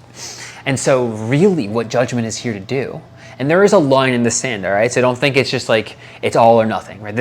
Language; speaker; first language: English; native; English